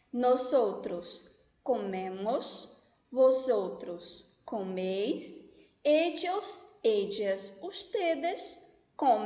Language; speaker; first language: Spanish; non-native, fluent; Portuguese